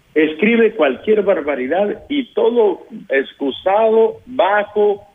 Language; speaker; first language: Spanish; native; Spanish